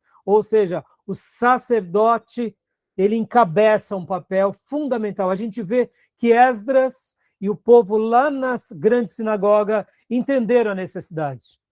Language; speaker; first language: Portuguese; native; Portuguese